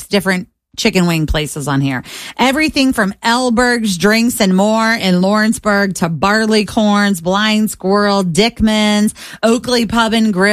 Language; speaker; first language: English; native; English